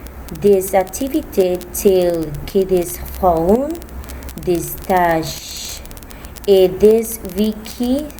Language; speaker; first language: French; non-native, learner; Spanish